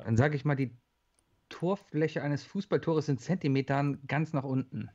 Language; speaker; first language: German; native; German